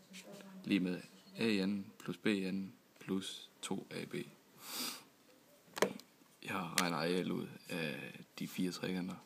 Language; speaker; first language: Danish; native; Danish